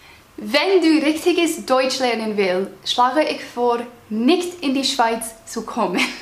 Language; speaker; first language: German; non-native, learner; English